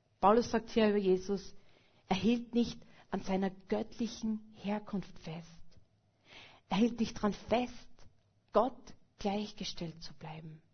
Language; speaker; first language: German; native; German